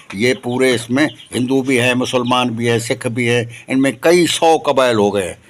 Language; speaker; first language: Urdu; non-native, local second language; Sindhi